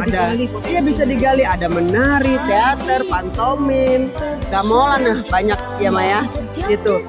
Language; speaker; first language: Indonesian; native; Indonesian